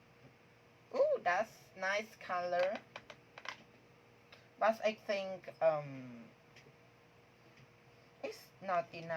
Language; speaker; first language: English; non-native, learner; Thai